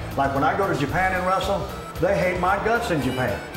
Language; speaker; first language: English; native; English